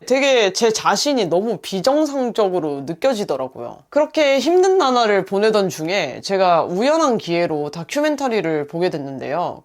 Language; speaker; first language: Korean; native; Korean